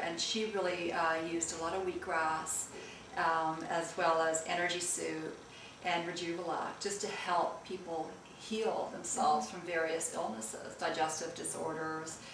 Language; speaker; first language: English; early bilingual, other home language; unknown